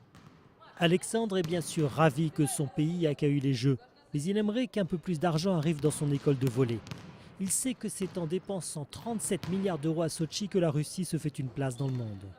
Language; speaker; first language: French; native; French